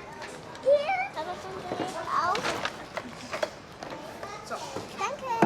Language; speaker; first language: German; early bilingual, heritage; Amharic